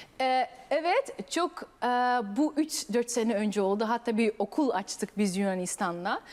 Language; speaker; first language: Turkish; early bilingual, heritage; Turkish